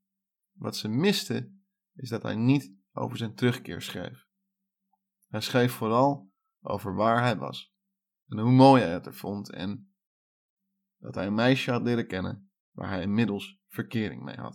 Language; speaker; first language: Dutch; native; Dutch